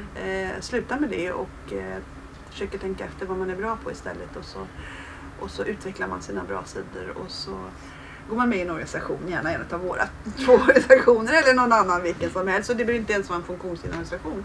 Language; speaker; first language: Swedish; native; Swedish